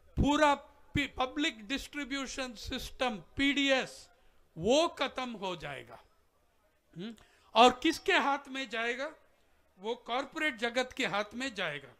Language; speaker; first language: Hindi; non-native, local second language; Telugu